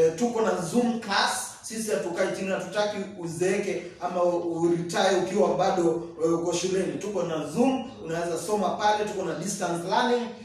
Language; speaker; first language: Swahili; non-native, local second language; Kamba